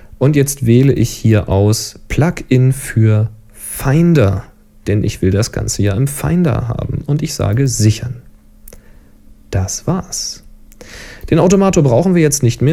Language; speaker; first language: German; native; German